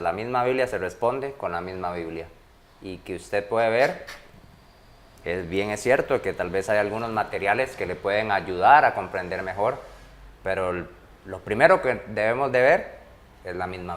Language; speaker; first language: Spanish; native; Spanish